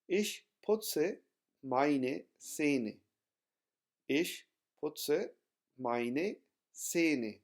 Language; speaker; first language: German; non-native, fluent; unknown